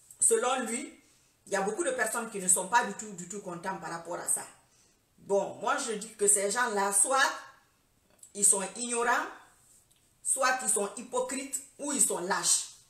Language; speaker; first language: French; non-native, local second language; Fula